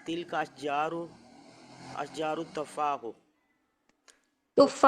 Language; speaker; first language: Arabic; non-native, learner; Urdu